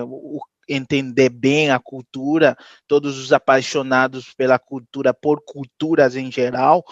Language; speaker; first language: Portuguese; non-native, fluent; Haitian Creole